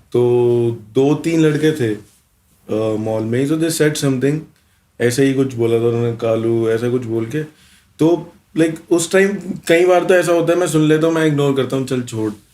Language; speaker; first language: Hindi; early bilingual, other home language; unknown